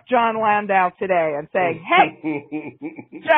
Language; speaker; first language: English; native; English